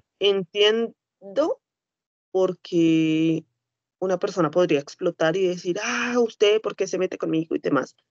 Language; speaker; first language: Spanish; native; Spanish